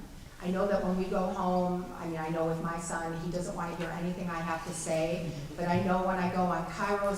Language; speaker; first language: English; native; English